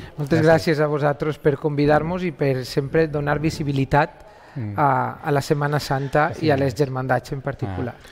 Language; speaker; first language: Catalan; native; Catalan